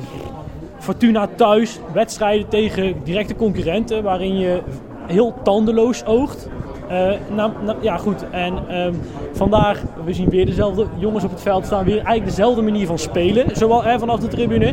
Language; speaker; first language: Dutch; native; Dutch